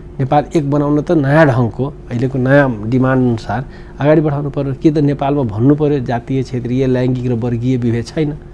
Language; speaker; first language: Nepali; non-native, local second language; Bhojpuri